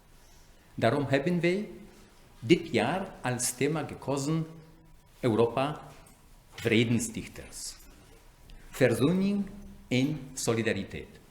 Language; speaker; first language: Dutch; non-native, fluent; French